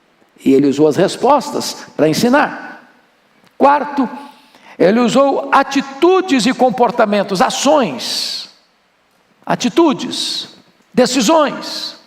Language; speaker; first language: Portuguese; native; Portuguese